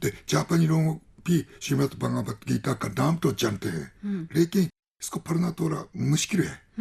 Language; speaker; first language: Hindi; non-native, fluent; Japanese